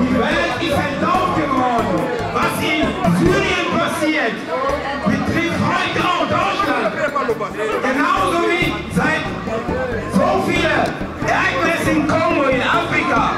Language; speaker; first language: German; non-native, fluent; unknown